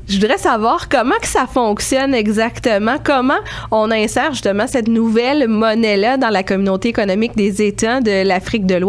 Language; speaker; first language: French; native; French